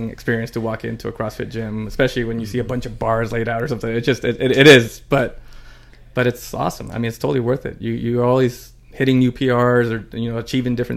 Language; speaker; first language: English; early bilingual, other home language; Spanish